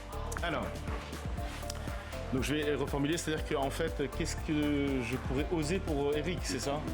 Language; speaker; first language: French; native; French